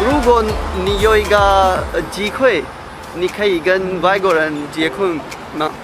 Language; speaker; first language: Chinese; non-native, learner; Urdu